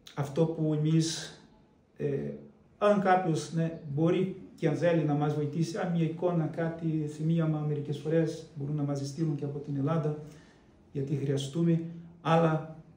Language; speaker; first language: Greek; non-native, fluent; Portuguese